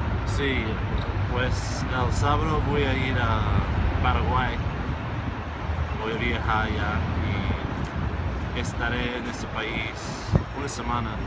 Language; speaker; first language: Spanish; non-native, fluent; English